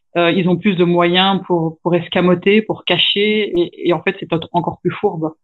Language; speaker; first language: French; native; French